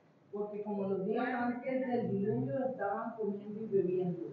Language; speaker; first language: Spanish; native; Spanish